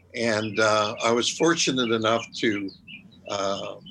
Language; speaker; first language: English; native; English